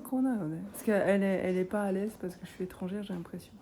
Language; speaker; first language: French; native; French